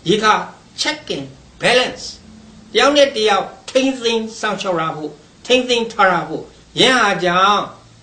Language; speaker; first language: Burmese; native; Burmese